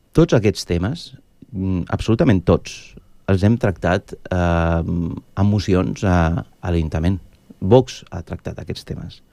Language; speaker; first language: Catalan; non-native, local second language; Spanish